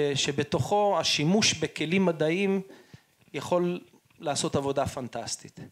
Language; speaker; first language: Hebrew; early bilingual, heritage; Hebrew